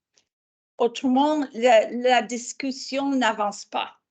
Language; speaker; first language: French; non-native, fluent; English